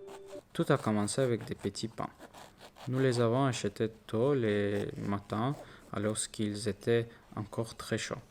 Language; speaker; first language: French; non-native, learner; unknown